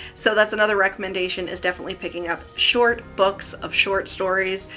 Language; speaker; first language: English; native; English